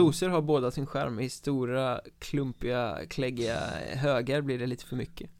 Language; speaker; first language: Swedish; native; Swedish